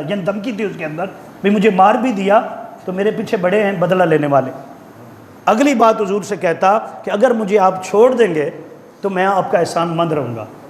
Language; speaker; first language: Urdu; non-native, local second language; Punjabi